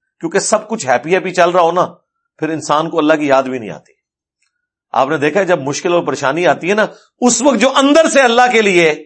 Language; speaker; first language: Urdu; non-native, local second language; Punjabi